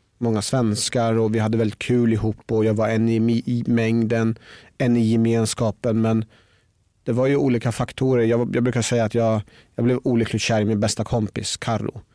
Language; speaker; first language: Swedish; early bilingual, other home language; Persian